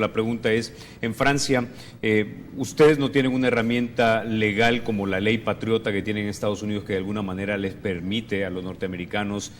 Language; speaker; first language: Spanish; native; Spanish